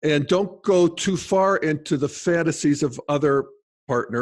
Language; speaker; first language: English; native; English